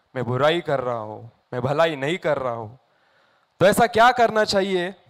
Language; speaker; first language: Hindi; non-native, local second language; Marathi